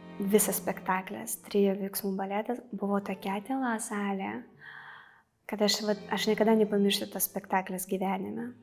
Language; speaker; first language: Lithuanian; non-native, fluent; Russian